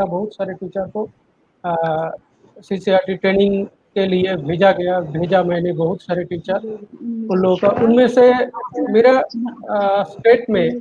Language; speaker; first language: Hindi; non-native, local second language; Bangla